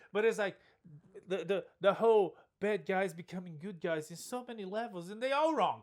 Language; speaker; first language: English; non-native, fluent; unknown